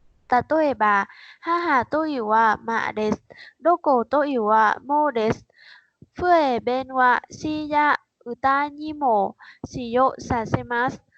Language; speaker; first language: Japanese; non-native, learner; Vietnamese